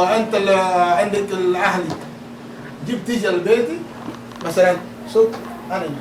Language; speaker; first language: Arabic; non-native, learner; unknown